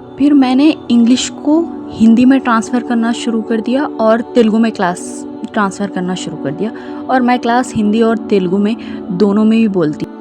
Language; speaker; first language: Hindi; non-native, local second language; Urdu